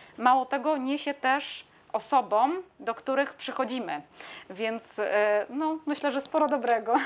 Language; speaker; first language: Polish; native; Polish